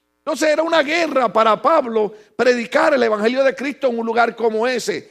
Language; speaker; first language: Spanish; native; Spanish